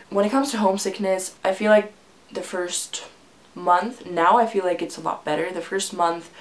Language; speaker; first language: English; non-native, fluent; Finnish